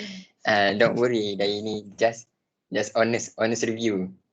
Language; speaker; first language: English; non-native, local second language; Malay